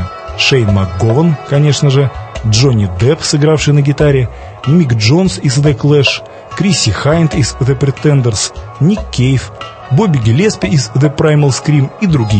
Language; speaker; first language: Russian; native; Russian